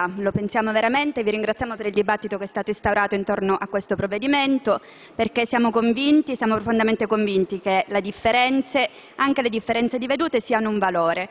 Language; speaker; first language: Italian; native; Italian